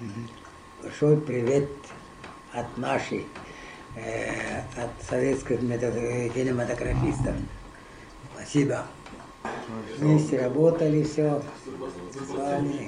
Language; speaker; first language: Russian; non-native, local second language; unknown